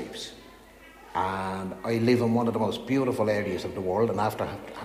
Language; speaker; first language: English; native; English